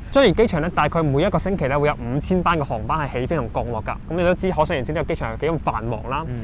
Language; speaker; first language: Cantonese; native; Cantonese